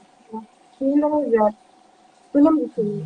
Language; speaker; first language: Indonesian; non-native, learner; Turkish